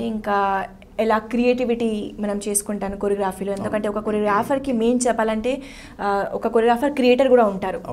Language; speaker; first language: Telugu; non-native, learner; Hindi